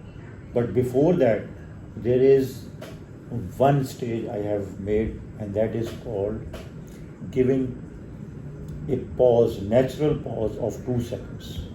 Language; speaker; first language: English; non-native, local second language; Urdu